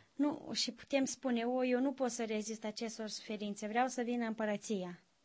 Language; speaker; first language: Romanian; native; Romanian